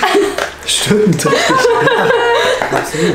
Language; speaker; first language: German; native; German